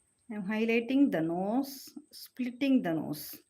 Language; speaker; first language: English; non-native, local second language; Tamil